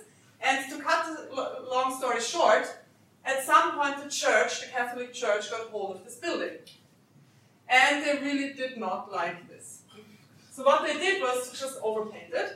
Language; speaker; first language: English; non-native, fluent; German